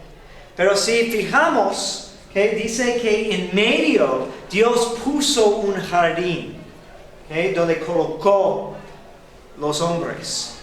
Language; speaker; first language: Spanish; non-native, fluent; English